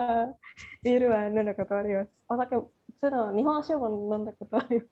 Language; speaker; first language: Japanese; non-native, fluent; Indonesian